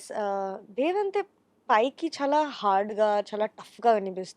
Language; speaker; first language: Telugu; non-native, learner; Bangla